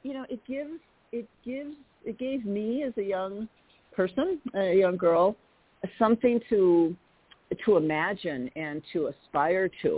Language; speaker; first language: English; native; English